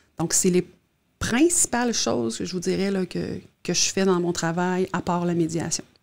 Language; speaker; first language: French; native; French